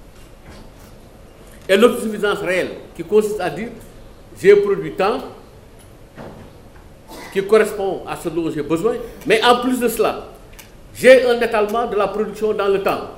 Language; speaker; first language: French; non-native, local second language; Wolof